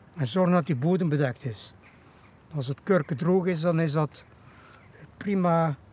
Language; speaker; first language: Dutch; native; Dutch